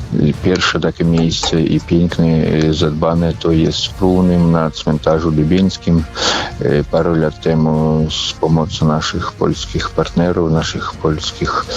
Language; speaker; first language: Polish; non-native, fluent; Ukrainian